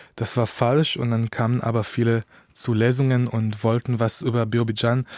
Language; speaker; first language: German; non-native, fluent; Hebrew